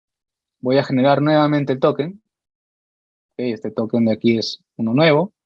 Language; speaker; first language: Spanish; native; Spanish